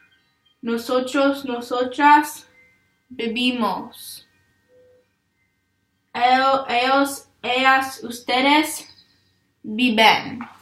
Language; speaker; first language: Spanish; non-native, learner; English